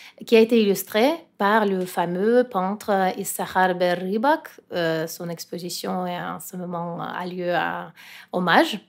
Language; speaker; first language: French; non-native, fluent; Russian